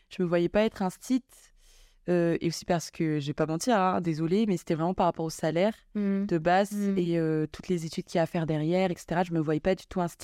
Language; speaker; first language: French; non-native, local second language; Malagasy